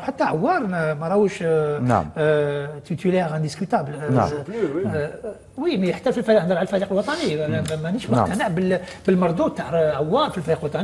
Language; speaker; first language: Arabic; native; Arabic